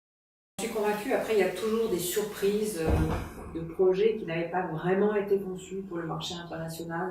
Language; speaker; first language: French; native; French